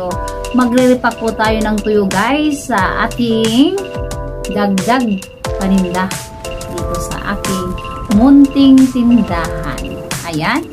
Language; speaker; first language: Filipino; non-native, local second language; Cebuano